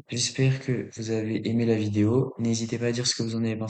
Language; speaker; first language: French; native; French